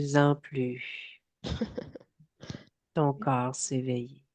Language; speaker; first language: French; native; French